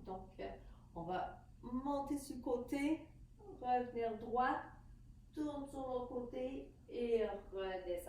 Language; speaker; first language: French; native; French